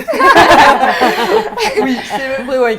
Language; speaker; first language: French; native; French